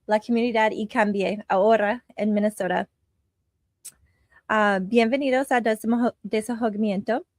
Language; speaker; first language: Spanish; non-native, learner; English